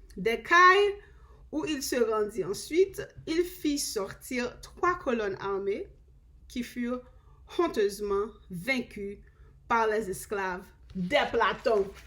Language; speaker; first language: French; non-native, learner; English